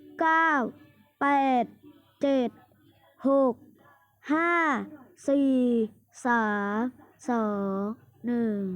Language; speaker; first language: Thai; native; Thai